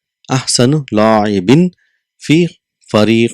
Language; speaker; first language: Arabic; non-native, fluent; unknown